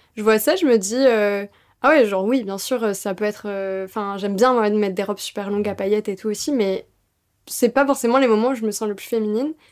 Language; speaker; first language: French; native; French